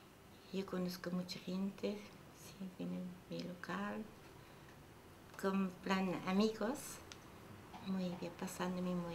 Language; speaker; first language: Spanish; non-native, learner; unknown